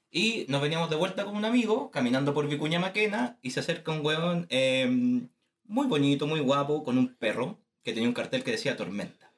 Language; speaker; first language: Spanish; native; Spanish